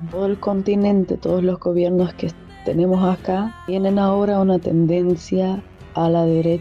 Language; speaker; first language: Spanish; non-native, fluent; German